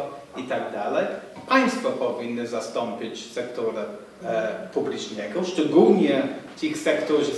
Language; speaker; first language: Polish; non-native, fluent; English